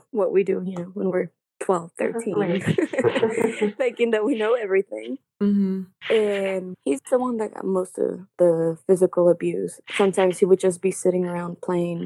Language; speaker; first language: English; non-native, fluent; Spanish